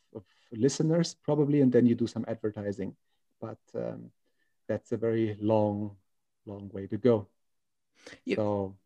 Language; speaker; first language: English; non-native, fluent; German